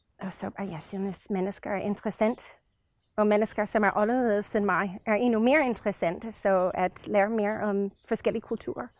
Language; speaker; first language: Danish; non-native, fluent; English